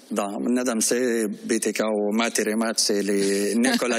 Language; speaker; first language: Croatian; non-native, learner; Arabic